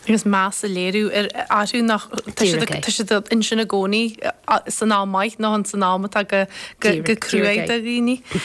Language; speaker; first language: Irish; native; Irish